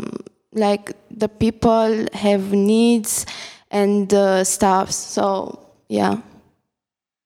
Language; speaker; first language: English; non-native, fluent; Italian